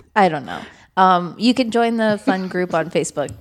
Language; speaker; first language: English; native; English